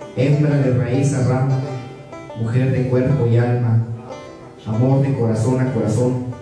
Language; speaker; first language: Spanish; native; Spanish